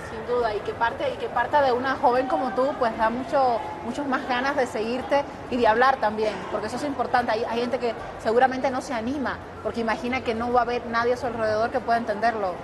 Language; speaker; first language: Spanish; native; Spanish